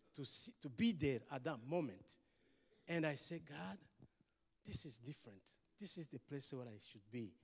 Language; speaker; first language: English; non-native, local second language; Kinyarwanda